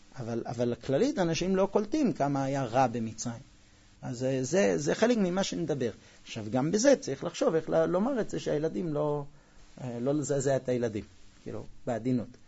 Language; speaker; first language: Hebrew; non-native, fluent; English